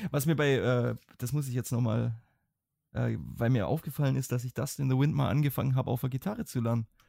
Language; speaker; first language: German; native; German